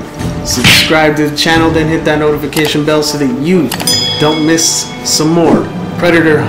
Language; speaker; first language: English; native; English